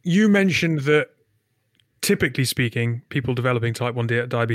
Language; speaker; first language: English; native; English